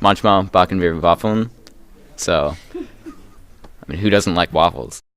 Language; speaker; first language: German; non-native, learner; English